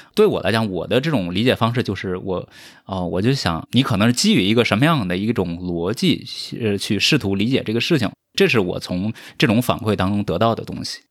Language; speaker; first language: Chinese; native; Chinese